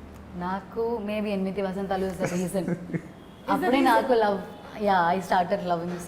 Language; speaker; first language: Telugu; non-native, learner; Malayalam